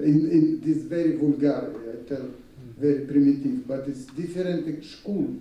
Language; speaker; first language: English; non-native, learner; Russian